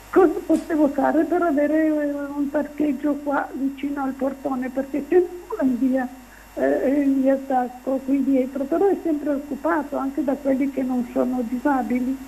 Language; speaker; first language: Italian; native; Italian